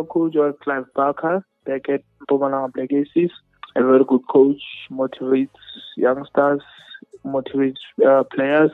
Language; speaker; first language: English; non-native, local second language; Northern Sotho